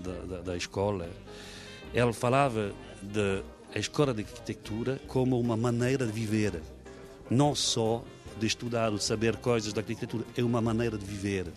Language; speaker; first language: Portuguese; non-native, fluent; French